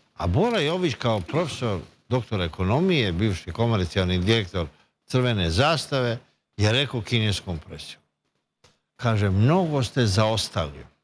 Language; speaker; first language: Bosnian; native; Bosnian